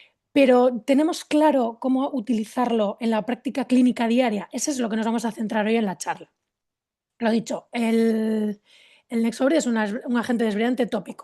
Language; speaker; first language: Spanish; native; Spanish